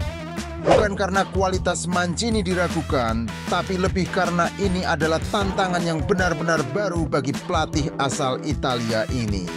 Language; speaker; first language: Indonesian; native; Indonesian